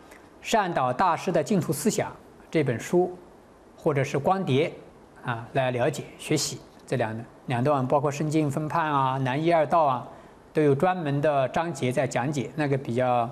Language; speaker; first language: Chinese; native; Chinese